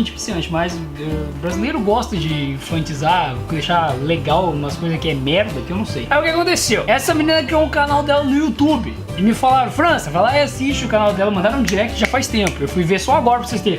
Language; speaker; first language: Portuguese; native; Portuguese